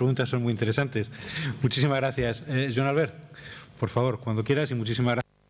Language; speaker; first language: Spanish; native; Spanish